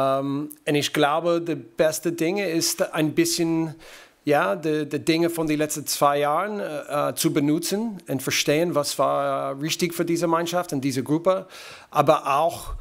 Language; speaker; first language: German; non-native, fluent; English